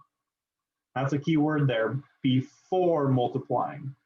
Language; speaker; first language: English; native; English